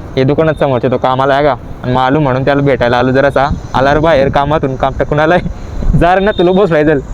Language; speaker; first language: Marathi; non-native, local second language; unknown